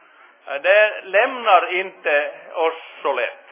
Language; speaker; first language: Swedish; non-native, fluent; Finnish